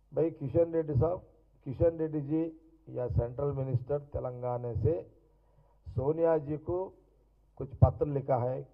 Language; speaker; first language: Hindi; non-native, local second language; Telugu